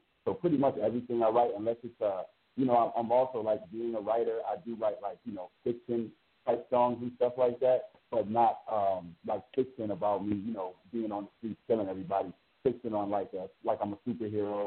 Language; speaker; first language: English; native; English